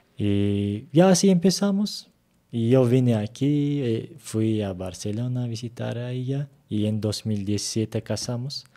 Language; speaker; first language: Spanish; non-native, fluent; Turkish